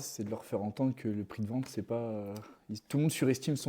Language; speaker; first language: French; native; French